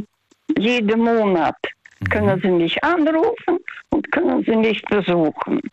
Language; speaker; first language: German; non-native, learner; Russian